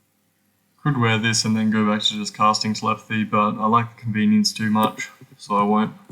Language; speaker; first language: English; native; English